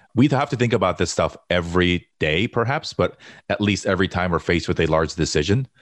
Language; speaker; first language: English; early bilingual, other home language; Korean